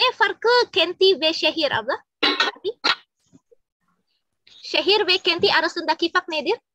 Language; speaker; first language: Turkish; non-native, learner; Indonesian